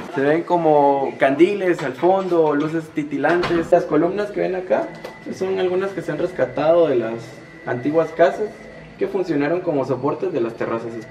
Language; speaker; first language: Spanish; native; Spanish